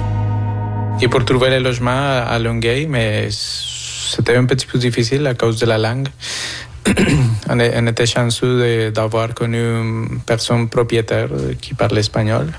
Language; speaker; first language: French; non-native, fluent; Spanish